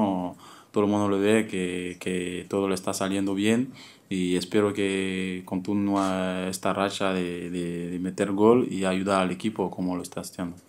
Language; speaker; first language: Spanish; non-native, fluent; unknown